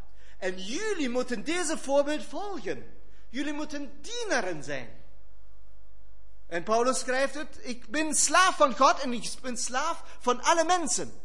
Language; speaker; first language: Dutch; non-native, fluent; German